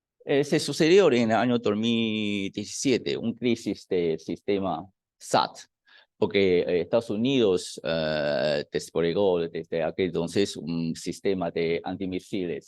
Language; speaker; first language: Spanish; non-native, fluent; Chinese